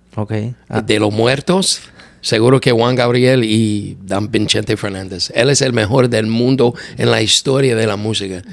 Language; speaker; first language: Spanish; non-native, learner; English